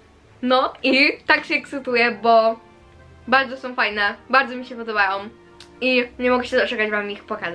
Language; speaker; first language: Polish; early bilingual, heritage; Polish